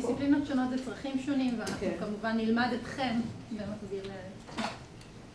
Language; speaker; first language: Hebrew; native; Hebrew